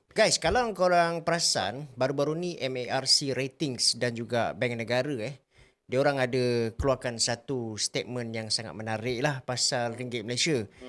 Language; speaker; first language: Malay; native; Malay